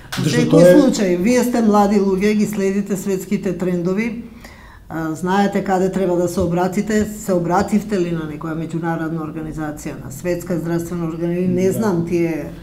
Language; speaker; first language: Macedonian; native; Macedonian